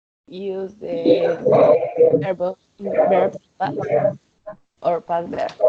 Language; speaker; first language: English; non-native, learner; Spanish